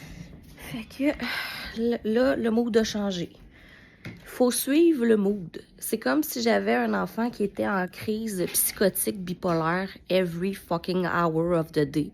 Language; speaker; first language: French; native; French